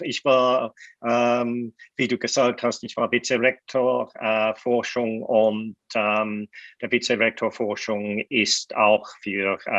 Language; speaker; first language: German; non-native, fluent; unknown